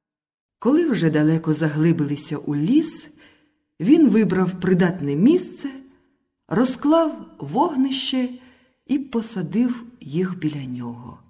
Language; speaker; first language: Ukrainian; native; Ukrainian